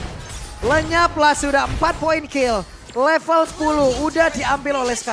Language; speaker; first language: Indonesian; native; Indonesian